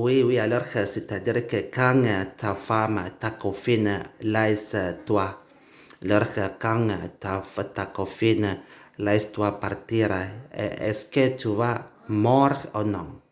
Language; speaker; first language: French; non-native, learner; Indonesian